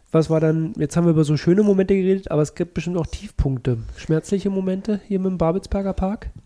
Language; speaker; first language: German; native; German